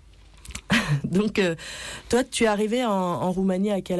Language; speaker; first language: French; native; French